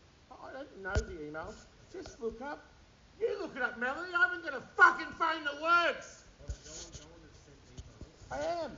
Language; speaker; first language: English; native; English